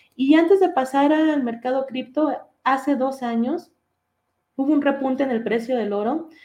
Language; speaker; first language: Spanish; native; Spanish